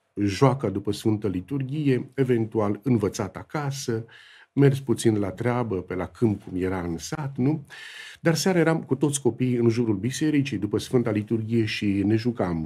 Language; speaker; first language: Romanian; native; Romanian